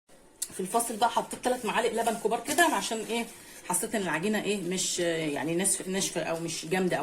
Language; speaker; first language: Arabic; native; Arabic